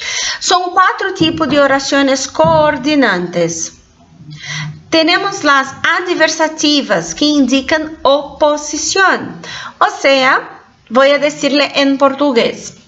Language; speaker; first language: Spanish; non-native, fluent; Portuguese